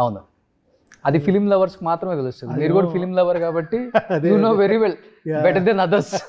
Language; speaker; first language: Telugu; native; Telugu